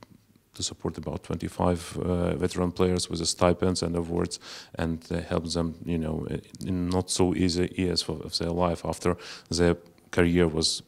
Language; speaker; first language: English; non-native, fluent; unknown